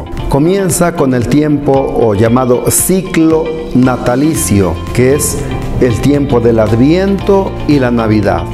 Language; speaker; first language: Spanish; native; Spanish